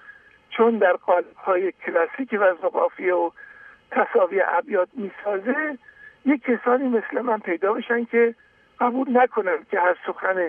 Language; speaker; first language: Persian; native; Persian